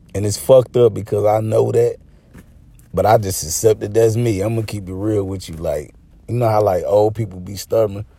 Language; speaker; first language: English; native; English